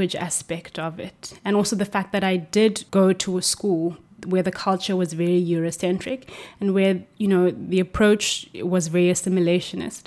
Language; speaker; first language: English; non-native, local second language; Xhosa